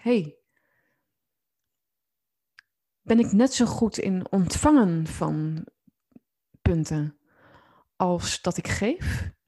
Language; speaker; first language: Dutch; native; Dutch